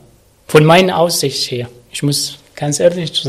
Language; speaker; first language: German; non-native, learner; Arabic